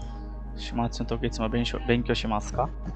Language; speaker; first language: Japanese; non-native, fluent; Hindi